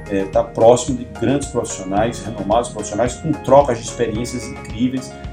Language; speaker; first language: Portuguese; native; Portuguese